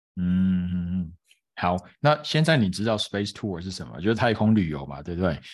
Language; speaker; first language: Chinese; native; Chinese